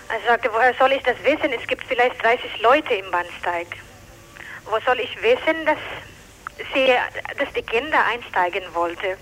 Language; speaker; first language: German; non-native, learner; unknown